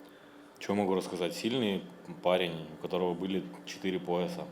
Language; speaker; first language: Russian; native; Russian